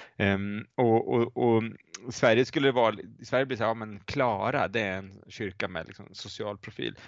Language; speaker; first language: Swedish; native; Swedish